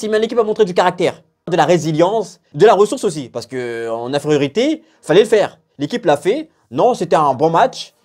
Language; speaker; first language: French; native; French